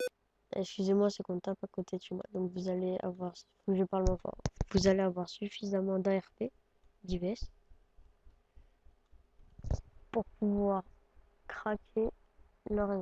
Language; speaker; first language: French; native; French